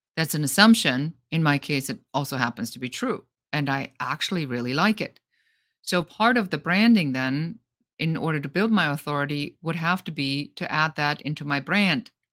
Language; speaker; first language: English; non-native, fluent; German